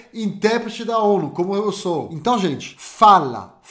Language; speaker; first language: Portuguese; non-native, fluent; French